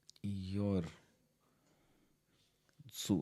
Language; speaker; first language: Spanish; non-native, learner; Hindi